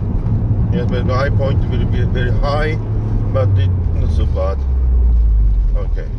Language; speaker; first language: English; non-native, learner; Japanese